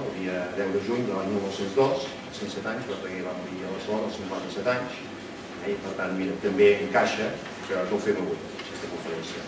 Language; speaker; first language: Catalan; native; Catalan